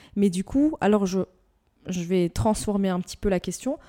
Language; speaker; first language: French; native; French